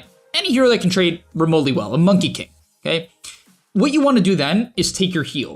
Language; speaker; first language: English; native; English